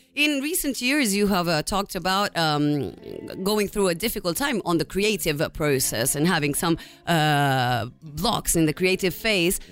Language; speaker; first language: English; non-native, fluent; Italian